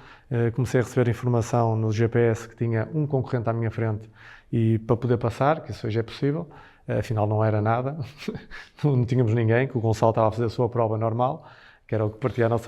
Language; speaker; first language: Portuguese; native; Portuguese